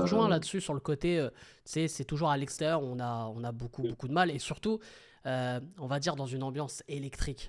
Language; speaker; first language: French; native; French